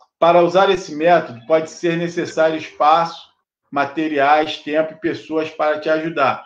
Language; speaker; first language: Portuguese; native; Portuguese